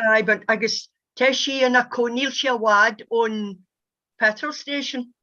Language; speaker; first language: Irish; non-native, local second language; English